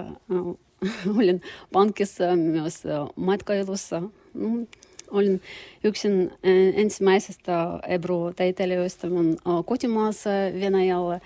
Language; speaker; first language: Finnish; non-native, learner; Russian